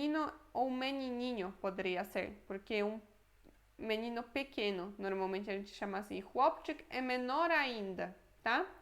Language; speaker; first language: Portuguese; non-native, fluent; Polish